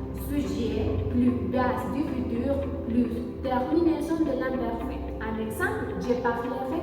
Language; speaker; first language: French; non-native, learner; Spanish